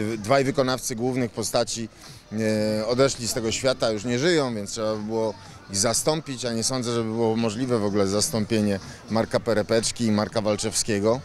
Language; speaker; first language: Polish; native; Polish